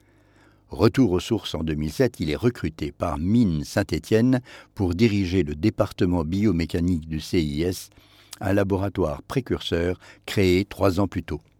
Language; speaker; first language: French; native; French